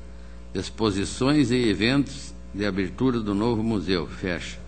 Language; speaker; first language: Portuguese; native; Portuguese